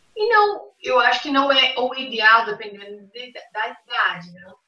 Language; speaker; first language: Portuguese; non-native, fluent; English